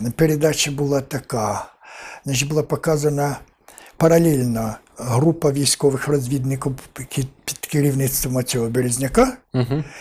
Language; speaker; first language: Ukrainian; native; Ukrainian